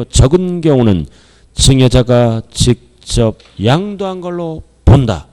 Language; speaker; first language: Korean; native; Korean